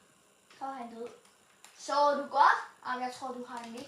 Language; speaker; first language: Danish; native; Danish